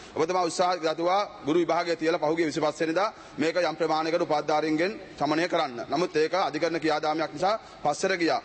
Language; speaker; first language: Sinhala; native; Sinhala